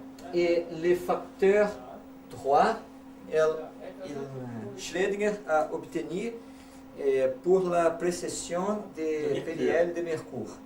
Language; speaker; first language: French; non-native, learner; Portuguese